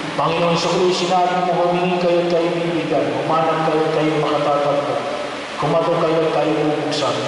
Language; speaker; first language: Filipino; native; Filipino